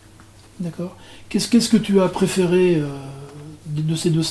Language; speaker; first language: French; native; French